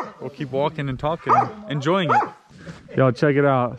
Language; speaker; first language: English; native; English